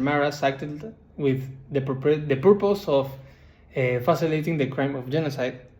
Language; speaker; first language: English; non-native, learner; Spanish